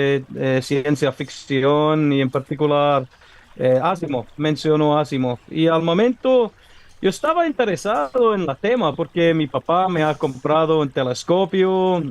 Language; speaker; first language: Spanish; non-native, learner; English